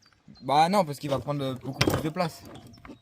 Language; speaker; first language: French; native; French